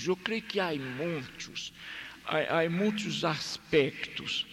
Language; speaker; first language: Spanish; non-native, fluent; Portuguese